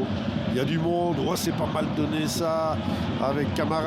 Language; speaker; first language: French; native; French